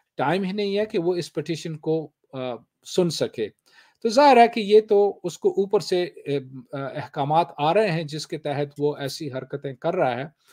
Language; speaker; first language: Urdu; non-native, local second language; Pashto